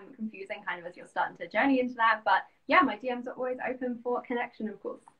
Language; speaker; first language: English; native; English